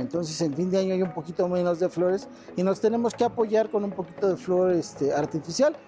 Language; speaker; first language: Spanish; native; Spanish